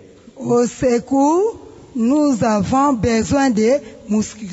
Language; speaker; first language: French; non-native, learner; Lingala